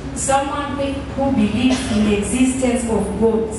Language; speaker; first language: English; non-native, local second language; Swahili